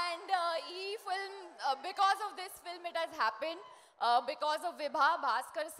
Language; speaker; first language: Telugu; non-native, learner; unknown